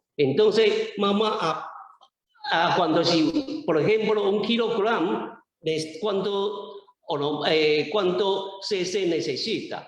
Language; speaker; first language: Spanish; non-native, learner; Chinese